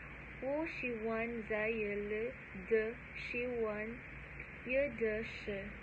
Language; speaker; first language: Chinese; non-native, learner; Filipino